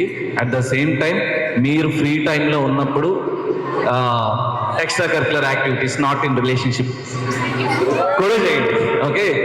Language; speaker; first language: Telugu; native; Telugu